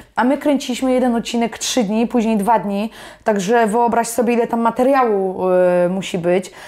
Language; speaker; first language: Polish; native; Polish